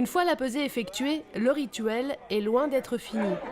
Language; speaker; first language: French; native; French